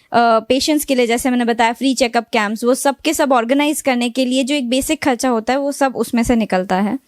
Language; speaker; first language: Hindi; non-native, local second language; Gujarati